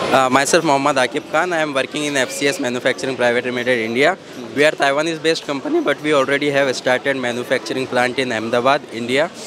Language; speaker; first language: English; non-native, local second language; Hindi